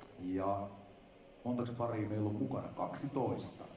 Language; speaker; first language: Finnish; native; Finnish